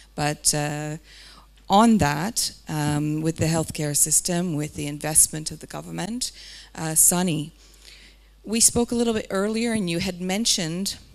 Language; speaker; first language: English; native; English